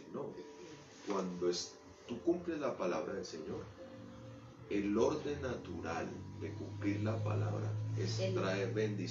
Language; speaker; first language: Spanish; native; Spanish